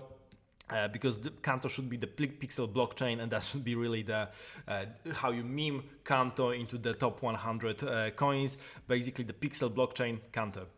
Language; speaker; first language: English; non-native, fluent; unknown